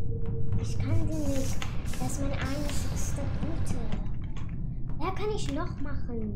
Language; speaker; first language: German; non-native, learner; English